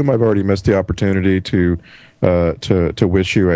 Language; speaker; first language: English; native; English